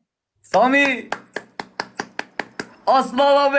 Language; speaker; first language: Turkish; native; Turkish